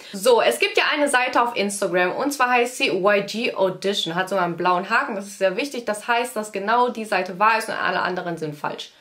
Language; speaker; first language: German; early bilingual, other home language; Vietnamese